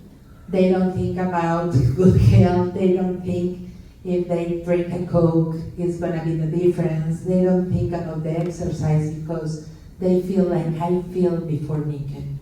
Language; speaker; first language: English; non-native, learner; Spanish